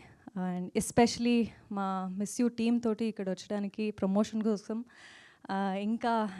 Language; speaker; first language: Telugu; non-native, local second language; Kannada